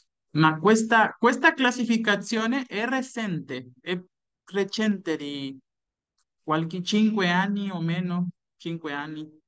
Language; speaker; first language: Italian; non-native, fluent; Spanish